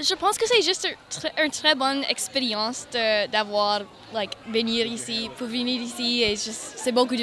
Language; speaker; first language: French; non-native, local second language; English